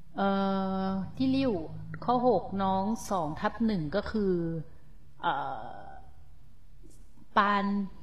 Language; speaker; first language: Thai; native; Thai